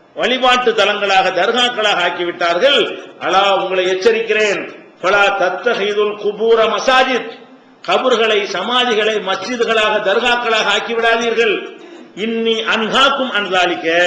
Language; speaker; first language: Tamil; native; Tamil